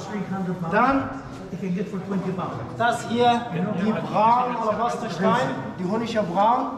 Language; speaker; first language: German; non-native, learner; Arabic